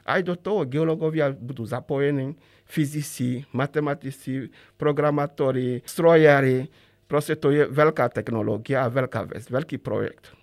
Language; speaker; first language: Slovak; non-native, fluent; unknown